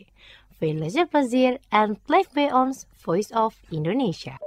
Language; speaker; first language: Dutch; non-native, fluent; Indonesian